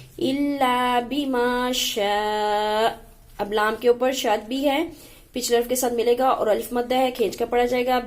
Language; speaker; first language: Urdu; native; Urdu